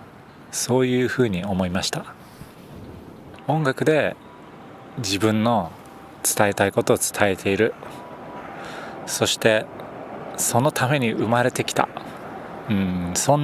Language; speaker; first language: Japanese; native; Japanese